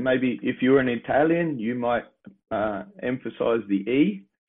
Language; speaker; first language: English; native; English